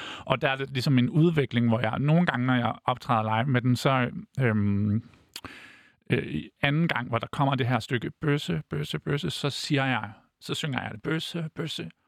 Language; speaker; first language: Danish; native; Danish